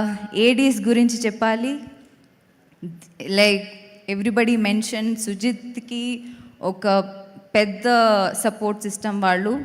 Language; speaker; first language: Telugu; non-native, fluent; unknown